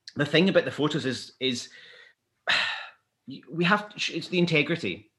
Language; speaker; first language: English; native; English